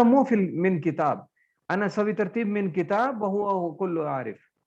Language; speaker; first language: Arabic; non-native, learner; Urdu